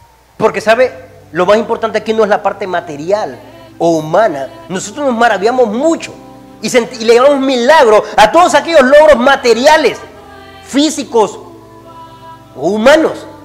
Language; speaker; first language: Spanish; native; Spanish